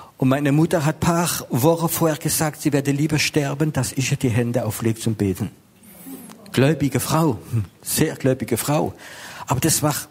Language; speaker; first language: German; non-native, local second language; French